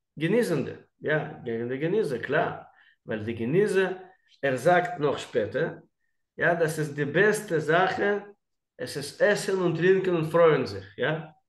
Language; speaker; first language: German; non-native, learner; Russian